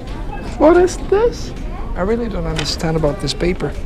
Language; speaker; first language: English; non-native, learner; Indonesian